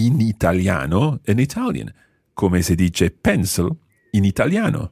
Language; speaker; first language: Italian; non-native, fluent; English